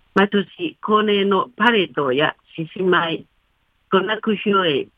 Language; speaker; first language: Japanese; non-native, fluent; Chinese